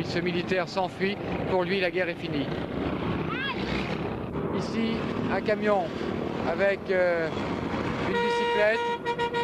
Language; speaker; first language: French; native; French